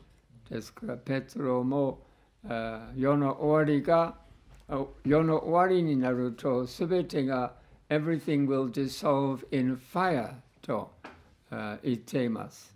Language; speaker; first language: Japanese; non-native, fluent; English